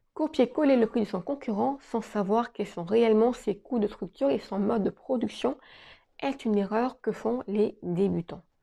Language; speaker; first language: French; native; French